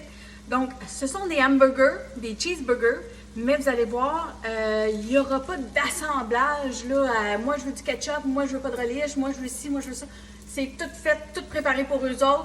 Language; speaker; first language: French; native; French